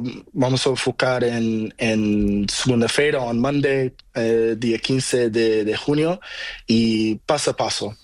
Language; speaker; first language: Spanish; non-native, learner; Portuguese